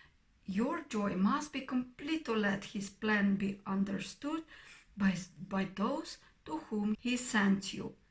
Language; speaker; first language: English; non-native, fluent; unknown